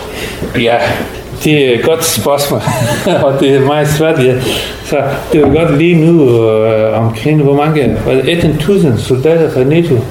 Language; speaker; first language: Danish; non-native, learner; Persian